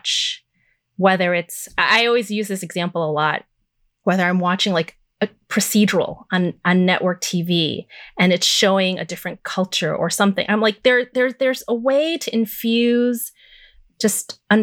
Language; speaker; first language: English; native; English